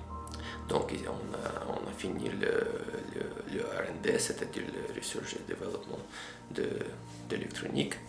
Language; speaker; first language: French; non-native, fluent; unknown